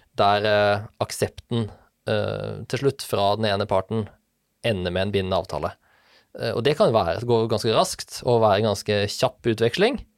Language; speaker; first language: Norwegian; native; Norwegian